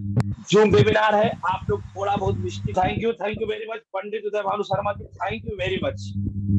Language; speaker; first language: Hindi; native; Hindi